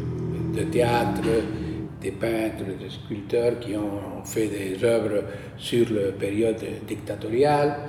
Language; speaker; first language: French; non-native, fluent; Spanish